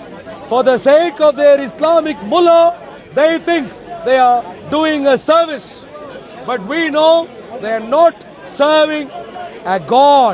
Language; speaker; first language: English; non-native, fluent; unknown